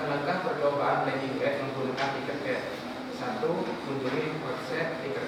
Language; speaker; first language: Indonesian; native; Indonesian